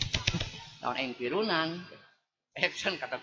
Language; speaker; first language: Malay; non-native, local second language; Sundanese